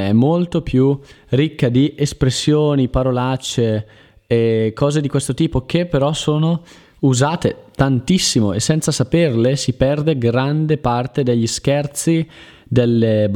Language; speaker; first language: Italian; native; Italian